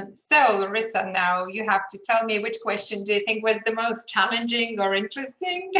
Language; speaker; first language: English; non-native, fluent; Lithuanian